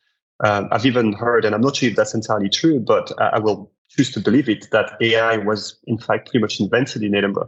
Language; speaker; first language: English; non-native, fluent; French